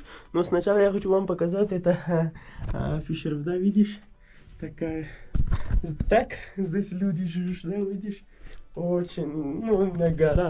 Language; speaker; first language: Russian; non-native, learner; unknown